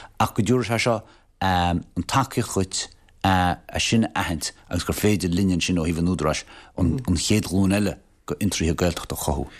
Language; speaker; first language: Irish; native; Irish